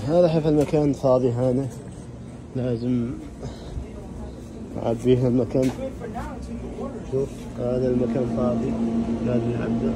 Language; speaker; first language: Arabic; non-native, learner; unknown